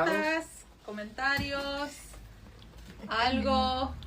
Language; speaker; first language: Spanish; early bilingual, other home language; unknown